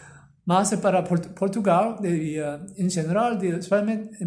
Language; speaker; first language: Portuguese; non-native, learner; Korean